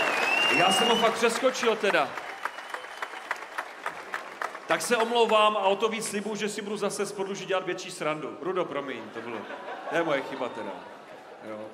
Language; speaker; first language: Czech; native; Czech